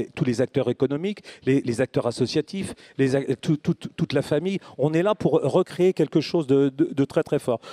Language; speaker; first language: French; native; French